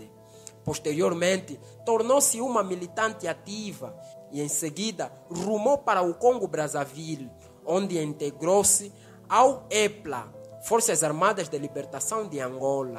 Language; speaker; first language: Portuguese; native; Portuguese